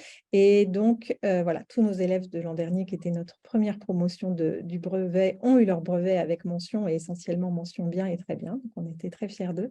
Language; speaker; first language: French; native; French